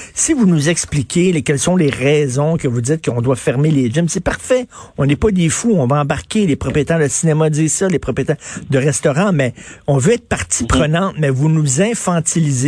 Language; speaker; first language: French; native; French